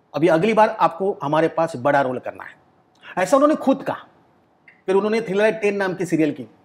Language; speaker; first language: Hindi; non-native, local second language; Marathi